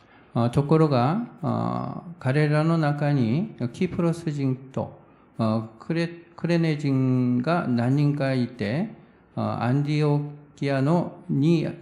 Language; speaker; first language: Japanese; non-native, fluent; Korean